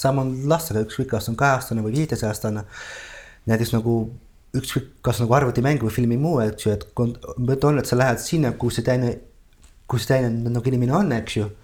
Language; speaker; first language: Estonian; non-native, fluent; Dutch